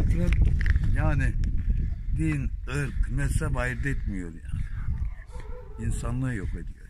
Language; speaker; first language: Turkish; native; Turkish